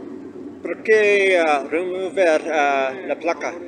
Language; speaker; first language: Spanish; non-native, learner; English